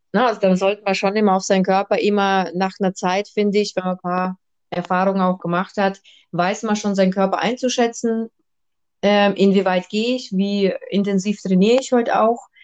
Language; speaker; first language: German; early bilingual, other home language; Russian